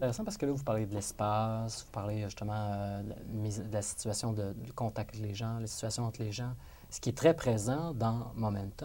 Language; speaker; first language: French; native; French